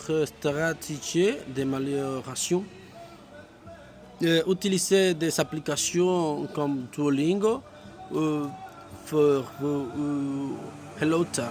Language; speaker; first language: French; non-native, learner; Spanish